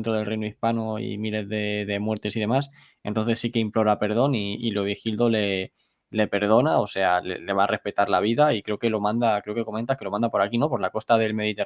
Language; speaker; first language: Spanish; native; Spanish